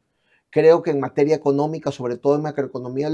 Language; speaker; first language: Spanish; native; Spanish